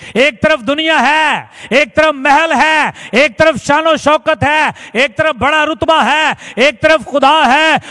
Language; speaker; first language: Urdu; non-native, local second language; Punjabi